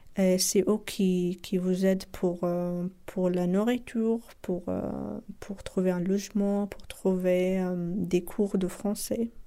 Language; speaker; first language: French; non-native, local second language; Arabic